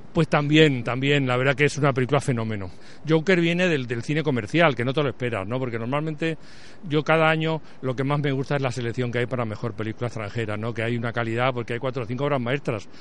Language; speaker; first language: Spanish; native; Spanish